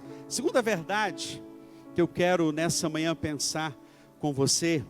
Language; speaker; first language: Portuguese; native; Portuguese